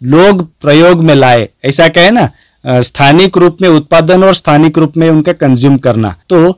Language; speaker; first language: Hindi; non-native, local second language; Gujarati